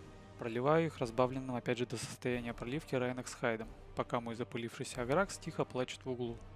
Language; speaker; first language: Russian; native; Russian